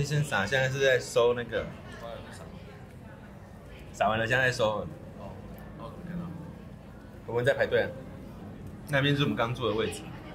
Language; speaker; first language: Chinese; native; Chinese